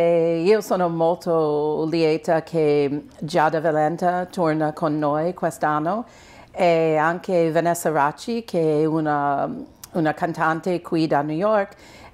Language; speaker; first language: Italian; non-native, fluent; English